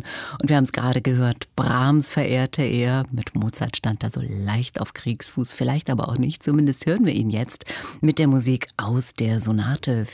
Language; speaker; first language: German; native; German